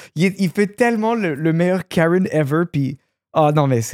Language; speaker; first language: French; native; French